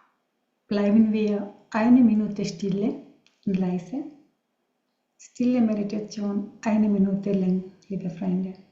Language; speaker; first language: German; non-native, learner; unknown